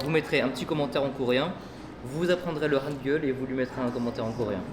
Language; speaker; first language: French; native; French